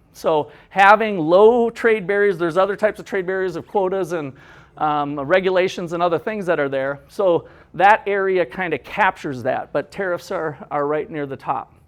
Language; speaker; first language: English; native; English